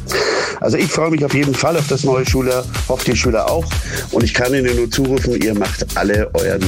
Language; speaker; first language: German; native; German